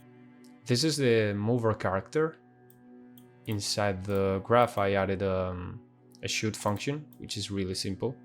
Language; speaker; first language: English; non-native, fluent; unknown